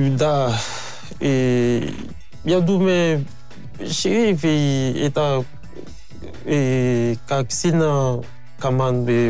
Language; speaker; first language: Russian; non-native, learner; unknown